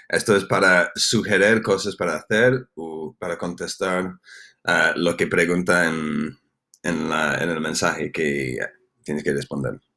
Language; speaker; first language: Spanish; non-native, fluent; English